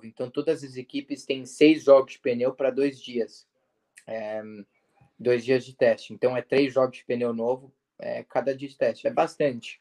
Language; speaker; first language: Portuguese; early bilingual, heritage; Portuguese